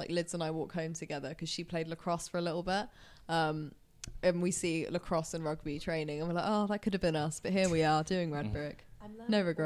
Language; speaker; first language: English; native; English